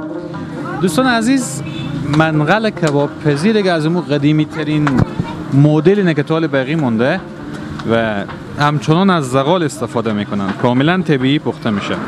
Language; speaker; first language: Persian; native; Persian